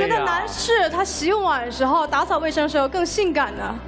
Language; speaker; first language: Chinese; native; Chinese